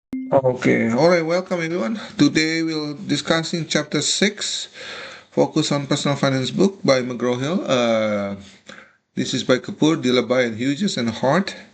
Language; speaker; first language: English; non-native, fluent; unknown